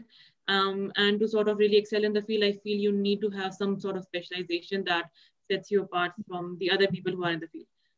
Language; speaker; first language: English; non-native, local second language; Urdu